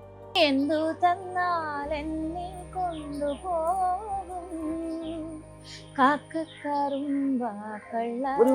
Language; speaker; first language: Malayalam; native; Malayalam